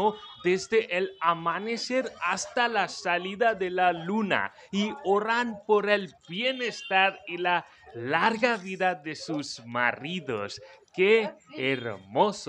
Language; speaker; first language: Spanish; non-native, fluent; Hindi